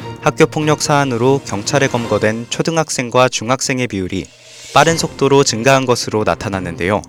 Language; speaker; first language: Korean; native; Korean